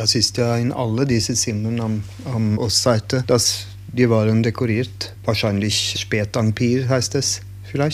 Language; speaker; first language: German; non-native, learner; Norwegian